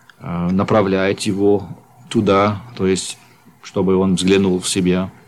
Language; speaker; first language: Russian; non-native, fluent; English